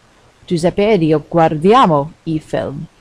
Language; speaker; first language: Italian; non-native, fluent; English